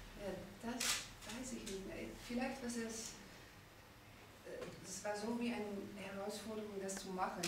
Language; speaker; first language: German; non-native, fluent; Dutch